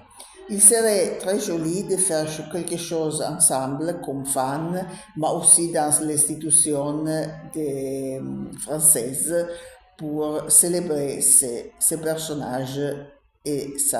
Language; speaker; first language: French; non-native, learner; Italian